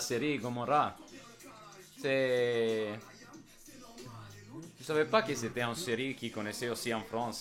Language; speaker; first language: French; non-native, fluent; Italian